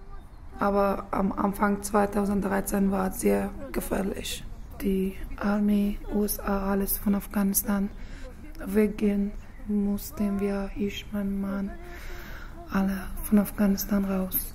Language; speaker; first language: German; non-native, learner; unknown